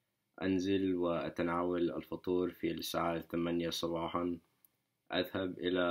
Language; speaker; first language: Arabic; non-native, learner; English